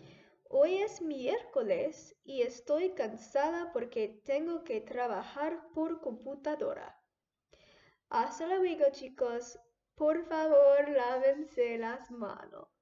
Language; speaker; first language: Spanish; non-native, fluent; English